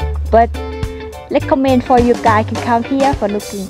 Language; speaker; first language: English; non-native, learner; Thai